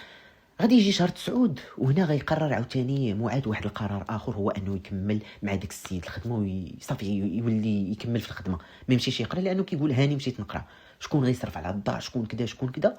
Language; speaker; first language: Arabic; native; Arabic